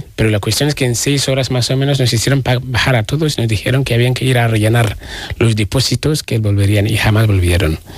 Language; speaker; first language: Spanish; non-native, fluent; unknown